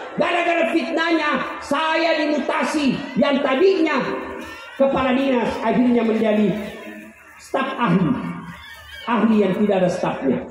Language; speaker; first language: Indonesian; non-native, local second language; Buginese